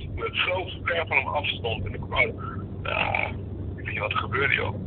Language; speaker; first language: Dutch; early bilingual, other home language; Indonesian